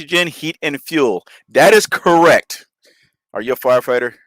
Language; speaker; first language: English; native; English